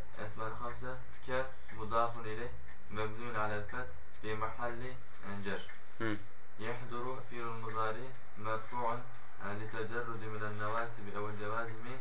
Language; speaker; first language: Arabic; non-native, learner; Turkish